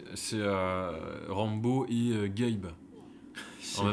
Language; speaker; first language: French; native; French